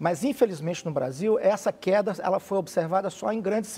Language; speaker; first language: Portuguese; native; Portuguese